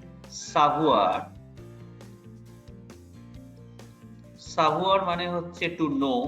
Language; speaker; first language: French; non-native, fluent; Bangla